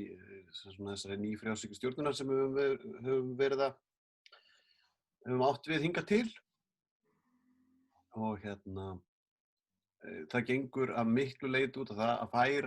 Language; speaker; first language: Icelandic; native; Icelandic